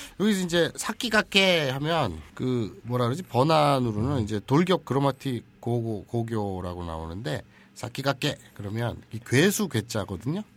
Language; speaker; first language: Korean; native; Korean